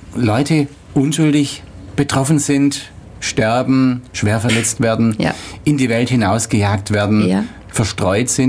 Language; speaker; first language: German; native; German